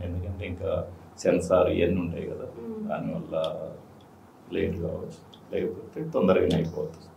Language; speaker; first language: Telugu; native; Telugu